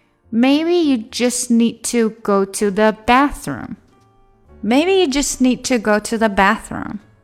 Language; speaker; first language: English; non-native, fluent; Chinese